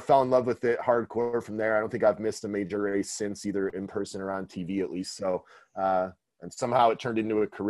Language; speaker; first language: English; native; English